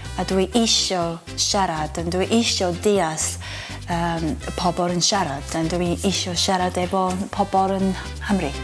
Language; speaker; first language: Welsh; non-native, learner; Japanese